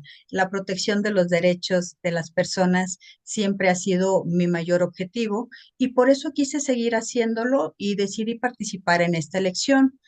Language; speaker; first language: Spanish; native; Spanish